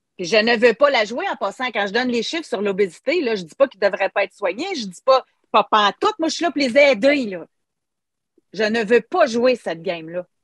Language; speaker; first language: French; native; French